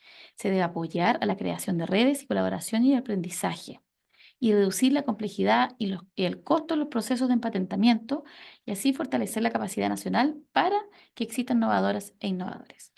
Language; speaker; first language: Spanish; native; Spanish